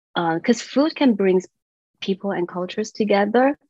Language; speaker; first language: English; non-native, fluent; Chinese